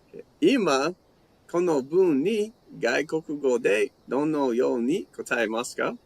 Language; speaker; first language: Japanese; non-native, learner; English